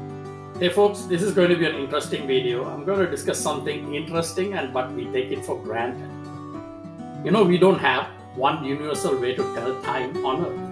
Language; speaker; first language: English; non-native, local second language; Tamil